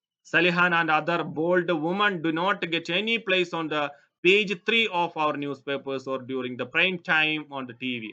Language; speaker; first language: English; non-native, local second language; Malayalam